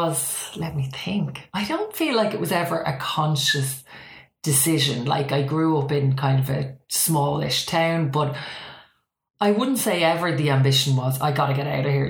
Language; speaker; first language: English; native; English